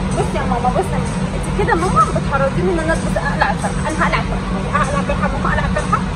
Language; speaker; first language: Arabic; native; Arabic